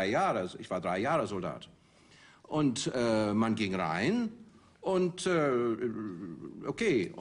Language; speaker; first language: German; non-native, fluent; English